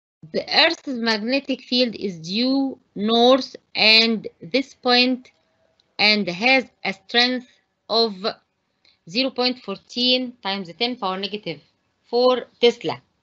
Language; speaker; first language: English; non-native, fluent; Arabic